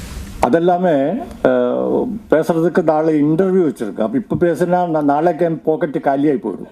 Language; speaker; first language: Tamil; non-native, learner; Malayalam